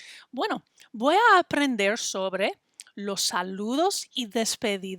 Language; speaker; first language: Spanish; non-native, fluent; English